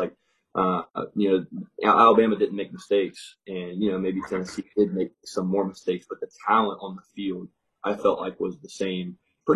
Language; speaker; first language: English; native; English